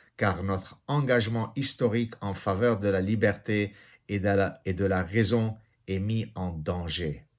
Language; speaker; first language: French; non-native, local second language; Arabic